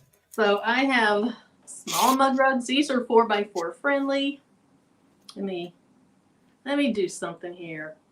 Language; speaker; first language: English; native; English